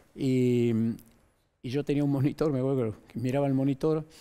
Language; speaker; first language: Spanish; native; Spanish